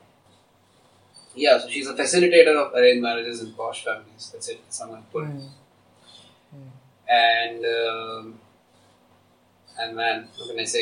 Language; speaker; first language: English; non-native, local second language; Hindi